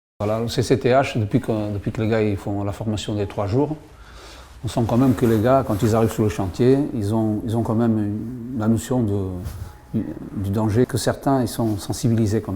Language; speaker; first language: French; native; French